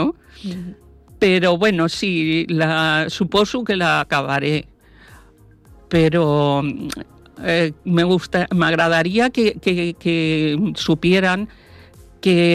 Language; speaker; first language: Catalan; non-native, local second language; Spanish